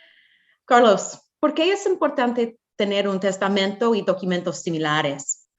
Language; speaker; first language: Spanish; non-native, learner; English